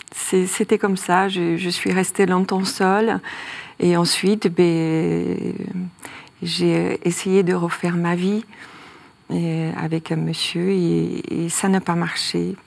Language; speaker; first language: French; non-native, fluent; Polish